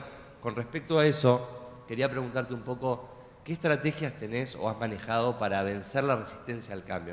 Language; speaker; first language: Spanish; native; Spanish